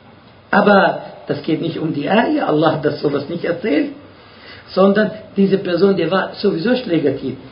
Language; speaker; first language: German; non-native, fluent; Arabic